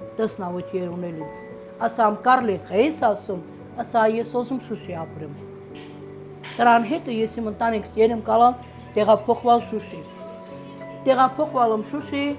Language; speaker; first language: Armenian; native; Armenian